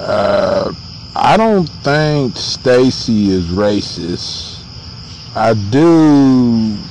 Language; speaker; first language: English; native; English